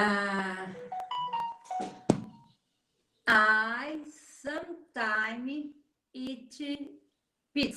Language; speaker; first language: English; non-native, learner; Portuguese